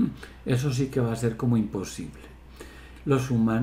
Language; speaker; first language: Spanish; native; Spanish